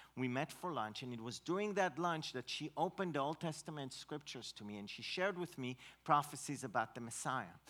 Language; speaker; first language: English; non-native, fluent; Hebrew